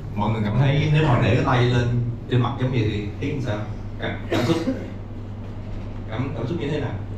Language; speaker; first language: Vietnamese; native; Vietnamese